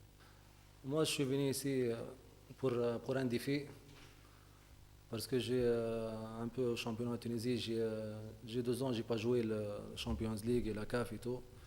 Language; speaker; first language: French; non-native, local second language; Arabic